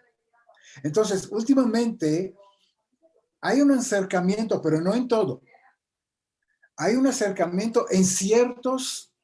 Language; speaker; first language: Spanish; non-native, fluent; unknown